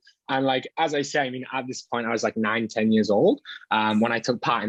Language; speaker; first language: English; native; English